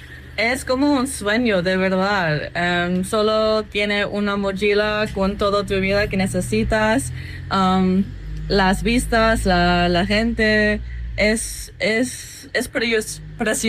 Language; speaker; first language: Spanish; non-native, fluent; English